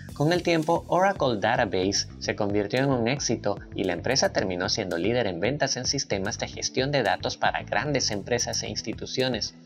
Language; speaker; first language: Spanish; native; Spanish